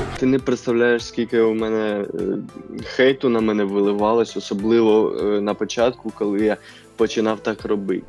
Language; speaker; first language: Ukrainian; non-native, local second language; Russian